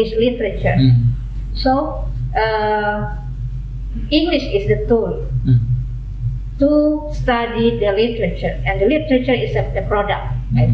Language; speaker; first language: English; non-native, fluent; Indonesian